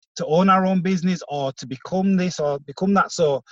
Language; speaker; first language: English; native; English